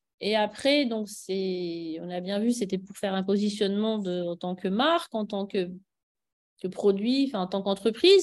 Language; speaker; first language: French; native; French